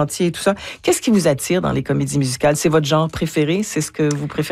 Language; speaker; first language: French; native; French